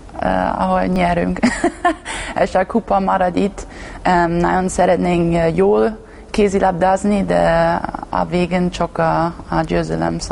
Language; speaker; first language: Hungarian; non-native, learner; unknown